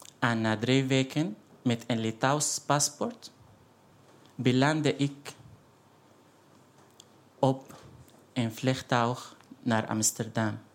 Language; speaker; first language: Dutch; non-native, fluent; Arabic